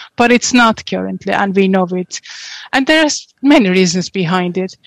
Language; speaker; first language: English; non-native, fluent; Turkish